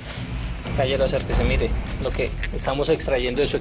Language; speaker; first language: Spanish; native; Spanish